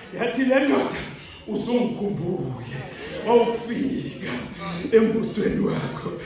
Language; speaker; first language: Zulu; non-native, local second language; Xhosa